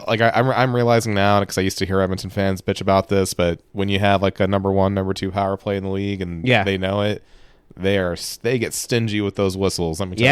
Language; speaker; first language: English; native; English